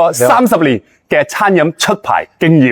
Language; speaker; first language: Cantonese; native; Cantonese